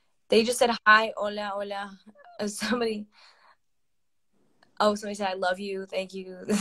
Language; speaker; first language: English; early bilingual, other home language; Spanish